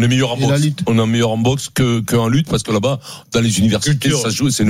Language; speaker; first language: French; native; French